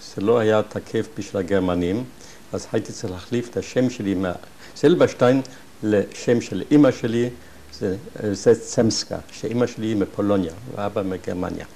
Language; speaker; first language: Hebrew; non-native, fluent; German